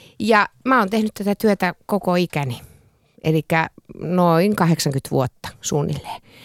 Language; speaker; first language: Finnish; native; Finnish